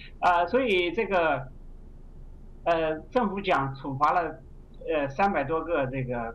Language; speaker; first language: Chinese; native; Chinese